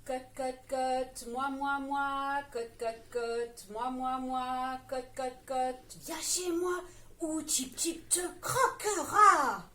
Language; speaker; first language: French; native; French